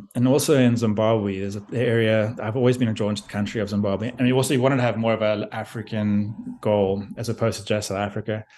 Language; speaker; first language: English; native; English